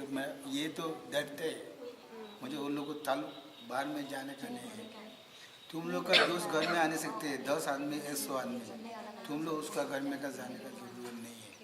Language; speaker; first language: Hindi; non-native, learner; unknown